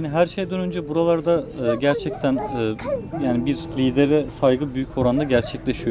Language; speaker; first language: Turkish; native; Turkish